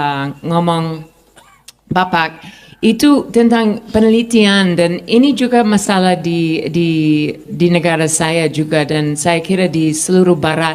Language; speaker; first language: Indonesian; non-native, fluent; English